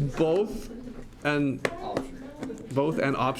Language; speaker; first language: English; native; English